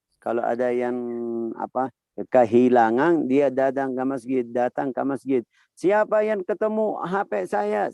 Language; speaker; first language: Indonesian; non-native, fluent; Arabic